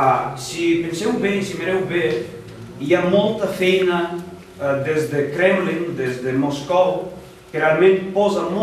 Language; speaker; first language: Catalan; non-native, fluent; Ukrainian